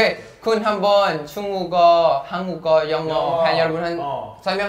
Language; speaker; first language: Korean; non-native, fluent; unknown